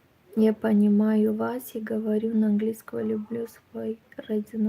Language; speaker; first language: Russian; non-native, learner; Romanian